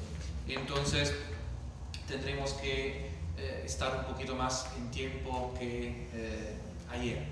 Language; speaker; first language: Spanish; non-native, fluent; Italian